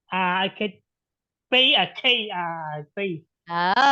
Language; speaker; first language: English; non-native, learner; Vietnamese